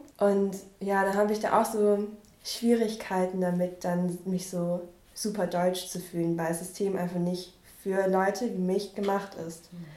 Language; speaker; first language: German; early bilingual, other home language; Vietnamese